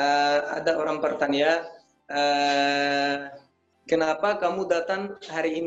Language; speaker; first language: Indonesian; non-native, learner; Arabic